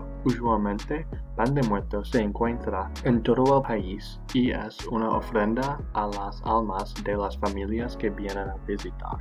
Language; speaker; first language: Spanish; non-native, learner; English